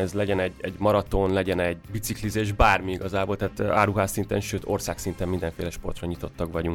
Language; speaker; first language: Hungarian; native; Hungarian